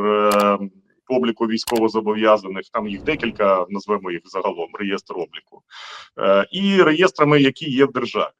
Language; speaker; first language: Ukrainian; native; Ukrainian